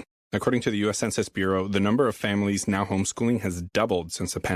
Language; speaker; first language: English; native; English